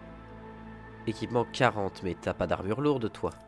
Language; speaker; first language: French; native; French